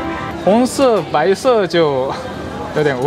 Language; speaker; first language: Chinese; non-native, fluent; Japanese